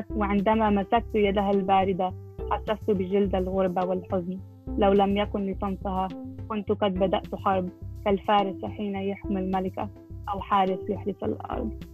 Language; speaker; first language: Arabic; early bilingual, heritage; Arabic